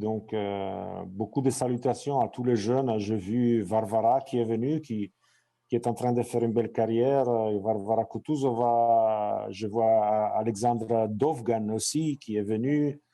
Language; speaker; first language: French; non-native, fluent; Italian